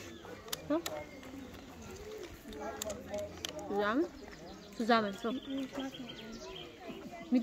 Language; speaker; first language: German; non-native, learner; Amharic